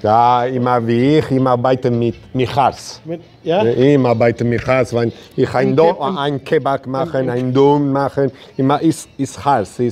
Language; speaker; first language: German; non-native, learner; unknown